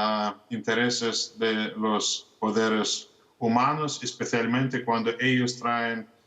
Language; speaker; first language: Spanish; non-native, fluent; Russian